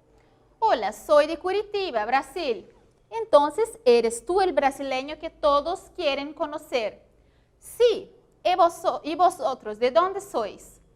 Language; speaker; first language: Spanish; non-native, fluent; Portuguese